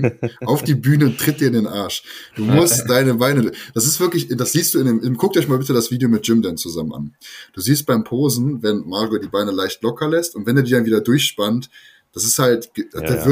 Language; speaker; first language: German; native; German